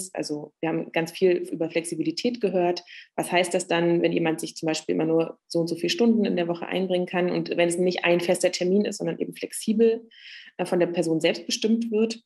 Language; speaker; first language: German; native; German